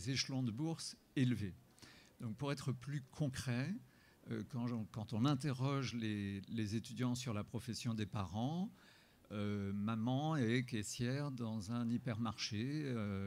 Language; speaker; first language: French; native; French